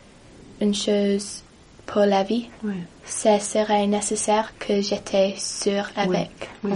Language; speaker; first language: French; non-native, learner; English